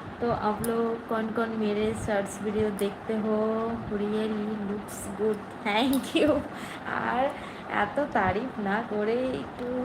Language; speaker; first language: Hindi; non-native, local second language; Bangla